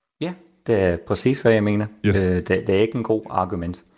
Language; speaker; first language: Danish; non-native, fluent; English